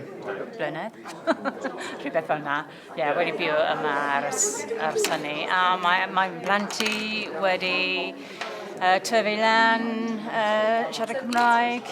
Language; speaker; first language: Welsh; non-native, learner; English